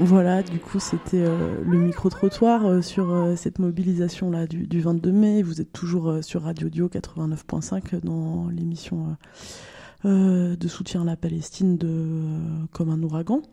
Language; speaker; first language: French; native; French